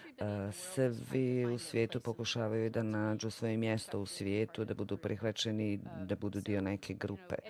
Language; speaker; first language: Bosnian; non-native, fluent; English